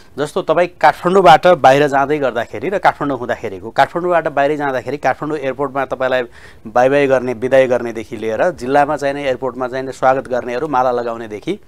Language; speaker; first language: Nepali; native; Nepali